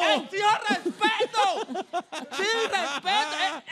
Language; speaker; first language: Spanish; native; Spanish